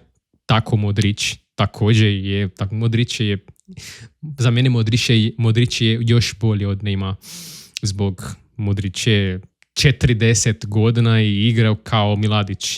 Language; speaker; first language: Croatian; non-native, learner; Portuguese